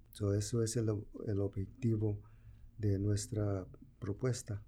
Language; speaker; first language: Spanish; early bilingual, heritage; Spanish